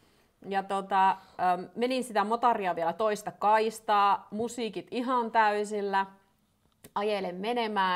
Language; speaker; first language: Finnish; native; Finnish